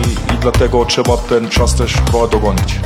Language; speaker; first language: Polish; early bilingual, heritage; Polish